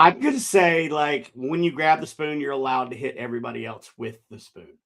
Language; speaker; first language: English; native; English